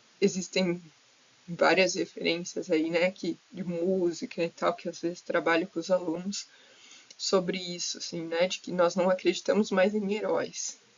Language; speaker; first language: Portuguese; native; Portuguese